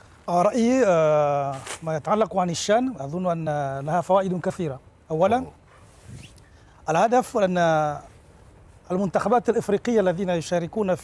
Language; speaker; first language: Arabic; non-native, local second language; Comorian